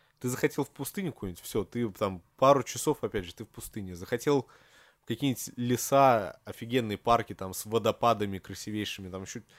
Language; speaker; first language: Russian; native; Russian